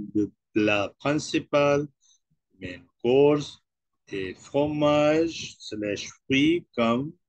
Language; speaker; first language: French; non-native, fluent; Urdu